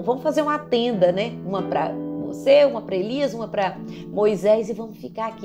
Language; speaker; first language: Portuguese; native; Portuguese